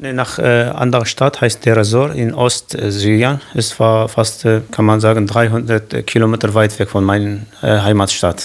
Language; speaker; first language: German; non-native, learner; Kurdish